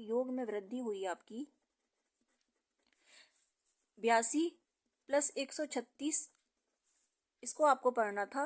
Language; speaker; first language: Hindi; native; Hindi